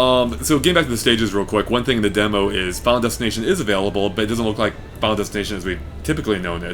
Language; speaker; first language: English; native; English